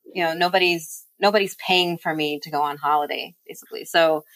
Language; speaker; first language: English; native; English